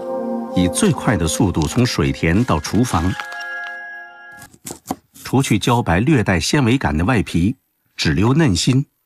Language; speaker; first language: Chinese; native; Chinese